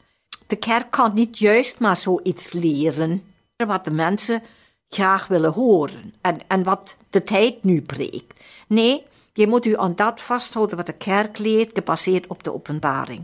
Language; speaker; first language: Dutch; non-native, fluent; German